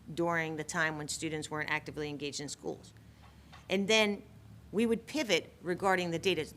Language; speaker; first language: English; native; English